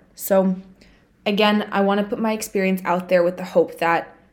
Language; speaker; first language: English; non-native, fluent; Bulgarian